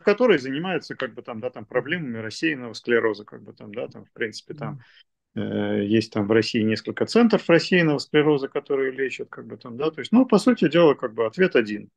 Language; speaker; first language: Russian; native; Russian